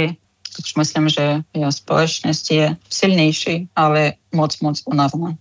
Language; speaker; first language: Czech; non-native, fluent; Ukrainian